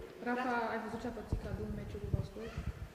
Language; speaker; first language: Romanian; native; Romanian